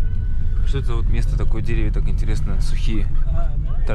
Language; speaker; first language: Russian; native; Russian